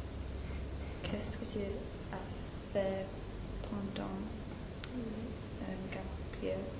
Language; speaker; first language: French; non-native, learner; English